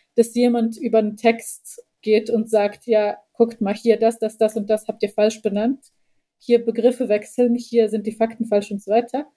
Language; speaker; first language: German; early bilingual, heritage; Bosnian